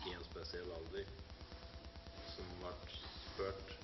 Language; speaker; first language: Norwegian; native; Norwegian